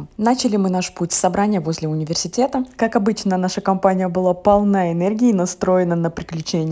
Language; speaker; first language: Russian; native; Russian